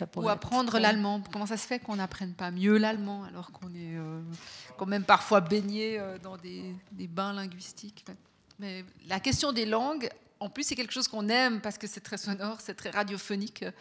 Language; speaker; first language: French; native; French